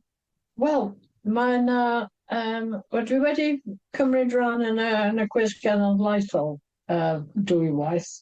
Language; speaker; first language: Welsh; non-native, fluent; English